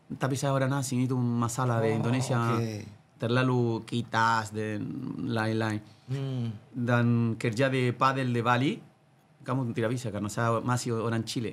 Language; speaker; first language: Indonesian; non-native, learner; Spanish